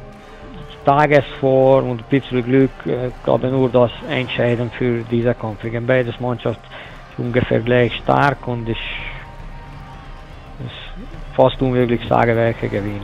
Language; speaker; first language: German; non-native, learner; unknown